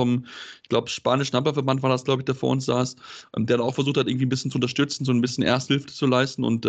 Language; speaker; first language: German; native; German